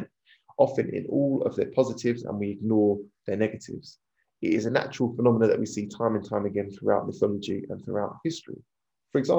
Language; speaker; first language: English; native; English